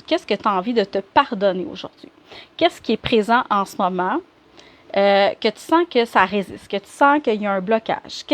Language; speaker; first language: French; native; French